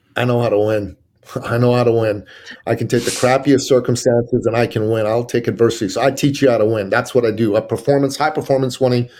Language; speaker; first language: English; early bilingual, other home language; Persian